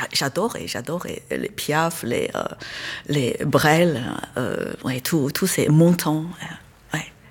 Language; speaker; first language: French; non-native, fluent; Chinese